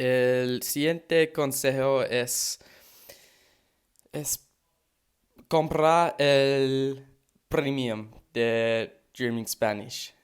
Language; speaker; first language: Spanish; non-native, learner; English